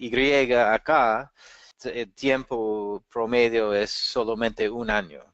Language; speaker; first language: Spanish; non-native, fluent; English